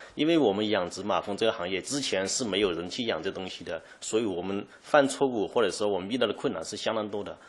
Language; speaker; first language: Chinese; native; Chinese